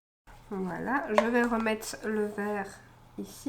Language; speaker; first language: French; native; French